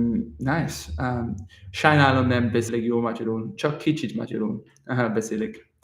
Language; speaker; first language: Hungarian; non-native, learner; Danish